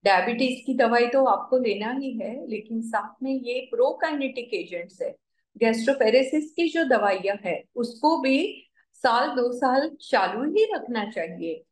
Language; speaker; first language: Hindi; non-native, local second language; Marathi